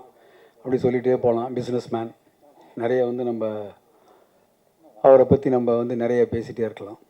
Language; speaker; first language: Tamil; native; Tamil